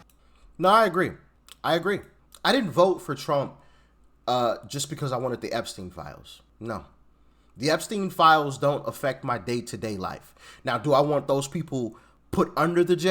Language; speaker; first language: English; native; English